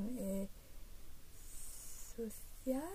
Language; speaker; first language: French; early bilingual, heritage; English